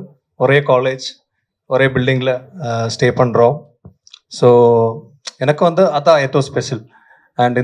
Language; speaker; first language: Tamil; non-native, local second language; Malayalam